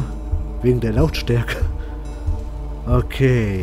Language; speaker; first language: German; native; German